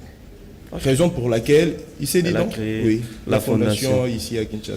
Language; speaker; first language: French; non-native, local second language; Lingala